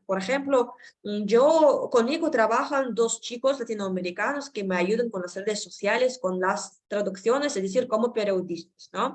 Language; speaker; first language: Spanish; non-native, fluent; Russian